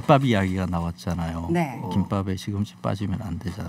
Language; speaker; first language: Korean; native; Korean